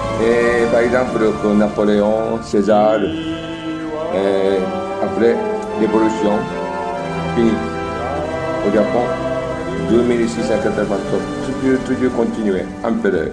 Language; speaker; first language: French; non-native, learner; Japanese